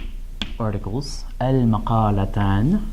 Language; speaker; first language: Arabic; non-native, fluent; English